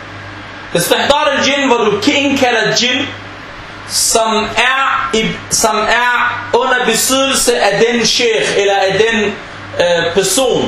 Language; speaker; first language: Danish; non-native, fluent; Arabic